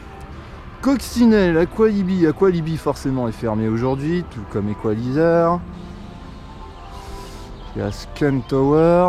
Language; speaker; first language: French; native; French